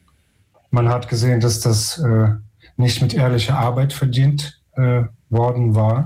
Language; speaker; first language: German; non-native, fluent; Ukrainian